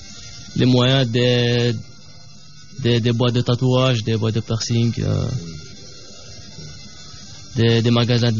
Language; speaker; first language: French; non-native, local second language; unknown